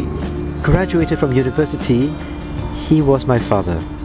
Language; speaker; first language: English; non-native, local second language; Cantonese